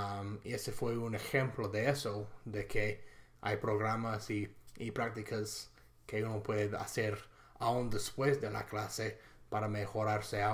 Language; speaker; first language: Spanish; non-native, fluent; English